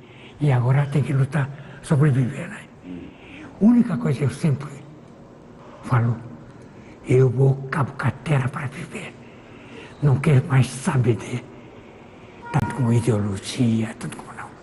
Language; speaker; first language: Portuguese; non-native, learner; Korean